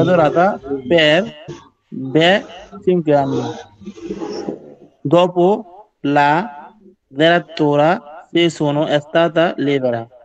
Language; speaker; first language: Italian; non-native, learner; Bangla